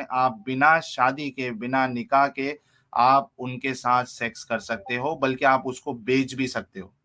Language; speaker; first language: Urdu; native; Urdu